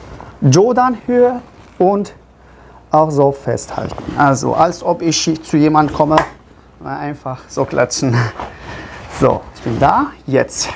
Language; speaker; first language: German; non-native, fluent; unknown